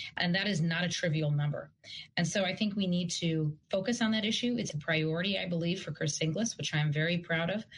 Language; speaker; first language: English; non-native, fluent; Russian